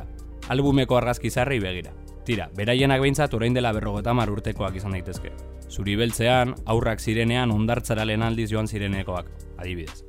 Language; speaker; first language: Basque; native; Basque